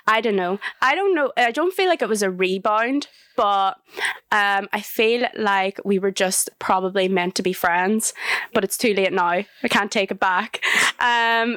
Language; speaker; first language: English; native; English